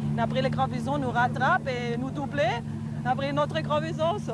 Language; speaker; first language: French; non-native, learner; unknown